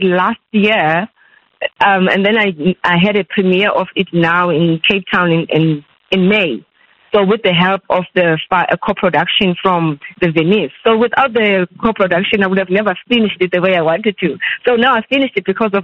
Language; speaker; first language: English; non-native, local second language; Xhosa